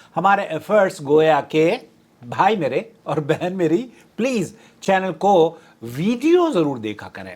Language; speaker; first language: Urdu; native; Urdu